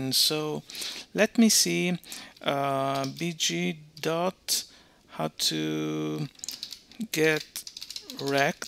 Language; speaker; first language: English; non-native, fluent; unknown